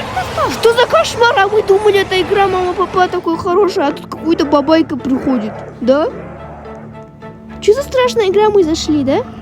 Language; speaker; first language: Russian; non-native, local second language; Kazakh